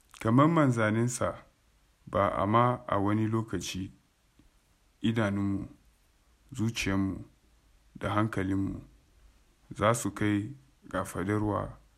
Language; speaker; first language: Hausa; non-native, local second language; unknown